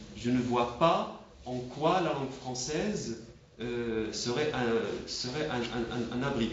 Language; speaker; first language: French; non-native, local second language; Arabic